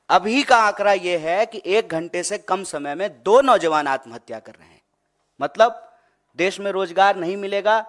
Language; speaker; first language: Hindi; native; Hindi